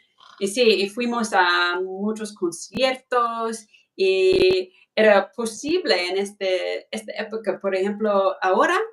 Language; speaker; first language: Spanish; non-native, fluent; English